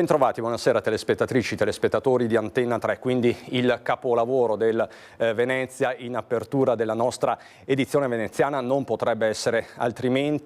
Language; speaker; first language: Italian; native; Italian